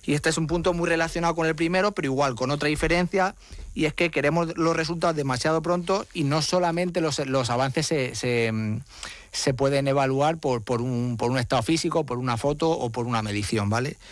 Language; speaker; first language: Spanish; native; Spanish